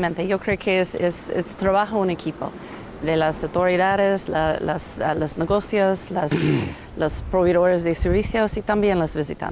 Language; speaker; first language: Spanish; non-native, learner; English